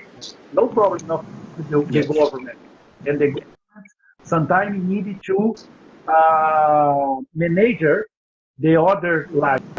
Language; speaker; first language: English; non-native, learner; Portuguese